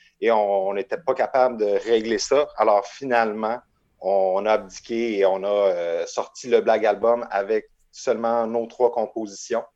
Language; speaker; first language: French; native; French